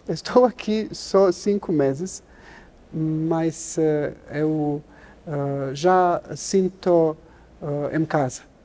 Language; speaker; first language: Portuguese; non-native, learner; Serbian